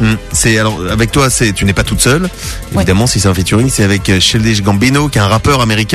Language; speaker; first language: French; native; French